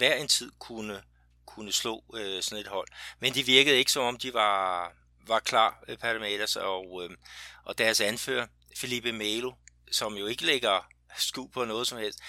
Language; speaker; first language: Danish; native; Danish